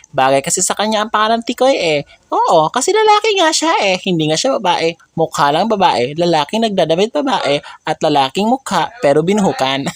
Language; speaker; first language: Filipino; non-native, local second language; Cebuano